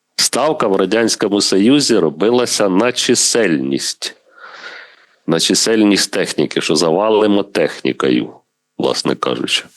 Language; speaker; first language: Ukrainian; non-native, local second language; Russian